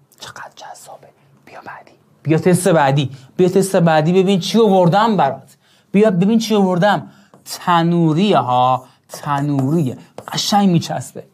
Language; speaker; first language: Persian; non-native, local second language; Azerbaijani